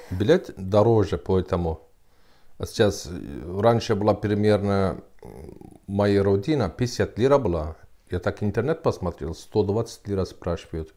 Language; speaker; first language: Russian; non-native, learner; Turkish